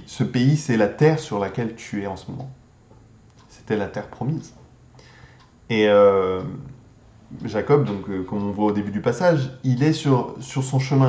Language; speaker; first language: French; native; French